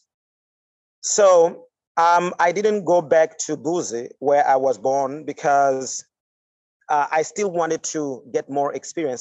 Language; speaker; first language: English; non-native, fluent; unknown